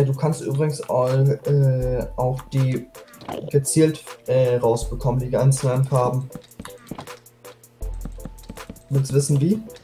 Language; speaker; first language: German; native; German